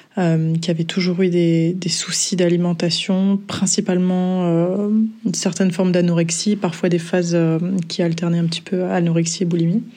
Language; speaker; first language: French; native; French